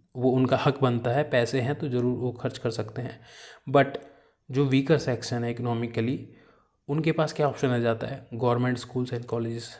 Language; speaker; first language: Hindi; native; Hindi